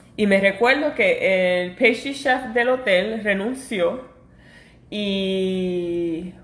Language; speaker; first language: Spanish; early bilingual, heritage; Spanish